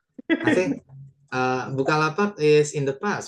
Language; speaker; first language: English; non-native, local second language; Indonesian